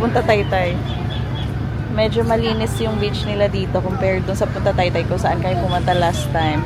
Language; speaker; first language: Filipino; non-native, local second language; Hiligaynon